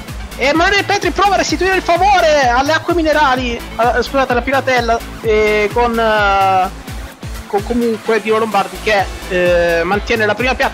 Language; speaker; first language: Italian; native; Italian